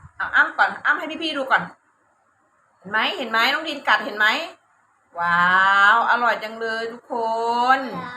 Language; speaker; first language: Thai; native; Thai